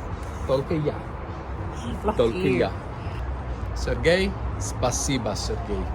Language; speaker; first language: Russian; non-native, learner; English